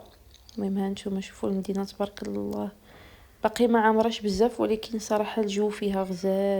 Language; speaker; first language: Arabic; native; Arabic